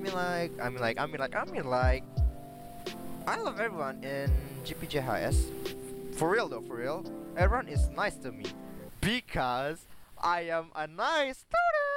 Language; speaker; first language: English; non-native, learner; Indonesian